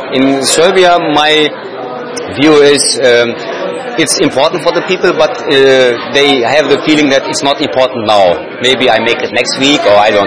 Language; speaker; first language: English; non-native, learner; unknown